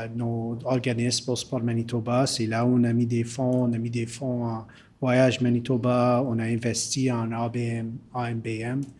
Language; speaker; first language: French; early bilingual, heritage; French